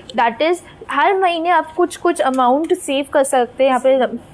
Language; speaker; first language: Hindi; non-native, local second language; Bangla